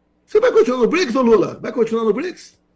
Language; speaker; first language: Portuguese; native; Portuguese